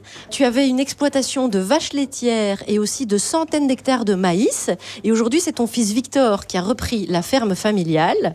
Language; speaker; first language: French; native; French